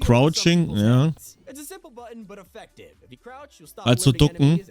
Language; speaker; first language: German; native; German